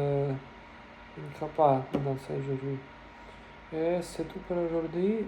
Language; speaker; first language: French; non-native, learner; Russian